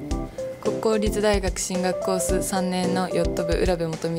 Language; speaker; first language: Japanese; native; Japanese